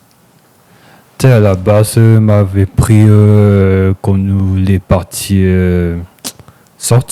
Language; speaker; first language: French; non-native, local second language; Réunion Creole French